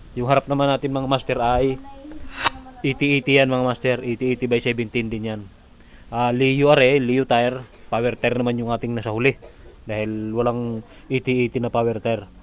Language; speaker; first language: Filipino; non-native, local second language; Waray